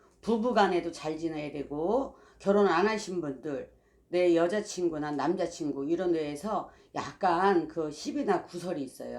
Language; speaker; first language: Korean; native; Korean